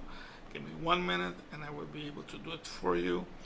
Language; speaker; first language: English; non-native, local second language; Papiamento